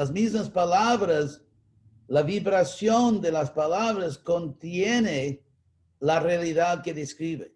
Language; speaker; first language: Spanish; non-native, fluent; English